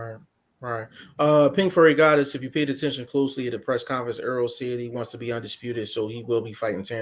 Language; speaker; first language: English; native; English